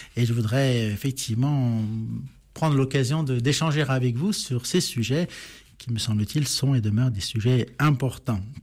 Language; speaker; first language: French; native; French